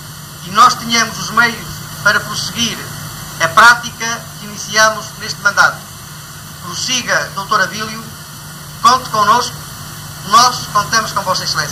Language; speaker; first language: Portuguese; native; Portuguese